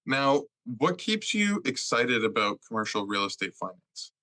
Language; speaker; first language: English; native; English